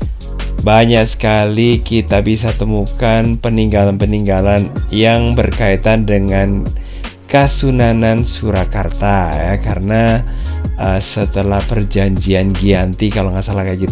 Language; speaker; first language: Indonesian; native; Indonesian